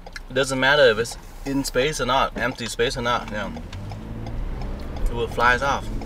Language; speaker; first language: English; non-native, fluent; Vietnamese